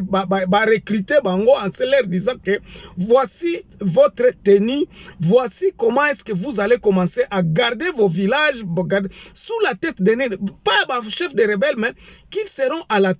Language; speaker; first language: French; non-native, local second language; Lingala